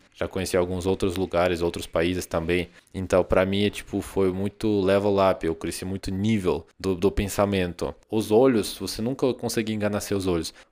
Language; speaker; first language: Portuguese; non-native, fluent; Russian